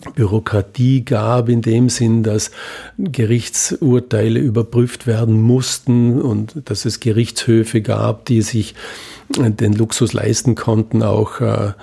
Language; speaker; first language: German; native; German